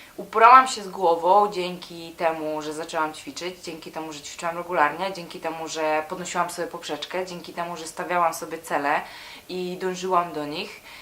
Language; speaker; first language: Polish; native; Polish